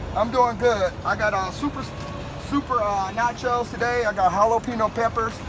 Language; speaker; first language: English; native; English